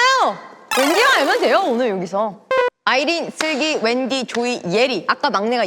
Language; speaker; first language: Korean; native; Korean